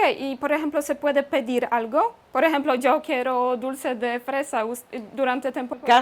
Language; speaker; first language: Spanish; non-native, fluent; Polish